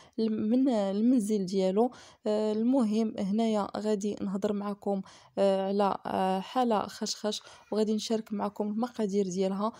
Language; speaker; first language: Arabic; native; Arabic